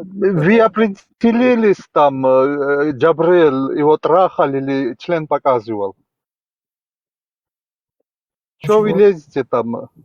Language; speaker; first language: Russian; non-native, fluent; Georgian